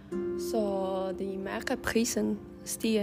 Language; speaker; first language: Danish; non-native, learner; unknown